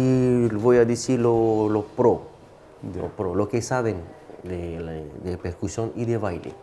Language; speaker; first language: Spanish; non-native, fluent; French